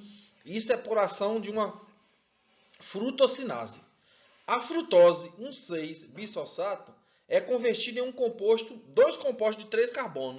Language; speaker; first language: Portuguese; native; Portuguese